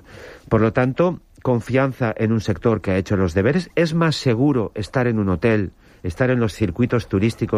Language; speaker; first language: Spanish; native; Spanish